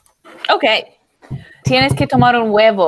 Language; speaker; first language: Spanish; non-native, learner; English